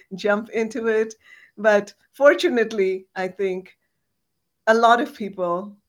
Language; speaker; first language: English; non-native, local second language; Bangla